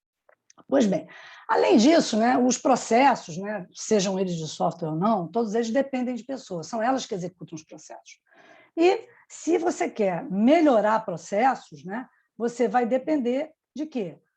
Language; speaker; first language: Portuguese; native; Portuguese